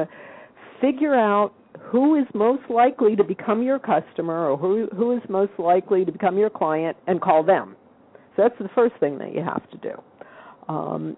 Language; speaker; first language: English; native; English